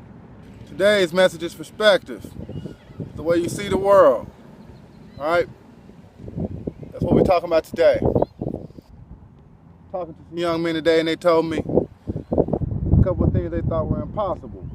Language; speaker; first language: English; native; English